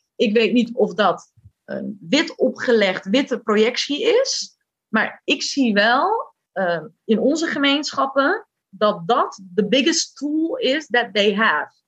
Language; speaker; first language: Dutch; early bilingual, other home language; Turkish